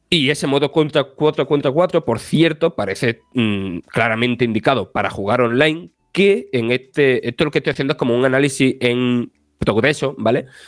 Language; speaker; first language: Spanish; native; Spanish